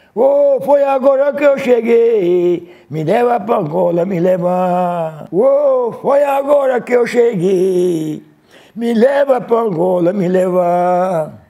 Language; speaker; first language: Portuguese; native; Portuguese